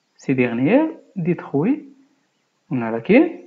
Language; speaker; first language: French; non-native, local second language; Arabic